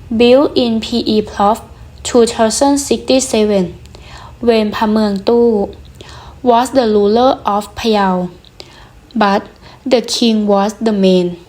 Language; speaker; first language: English; non-native, learner; Thai